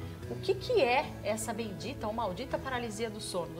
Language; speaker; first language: Portuguese; native; Portuguese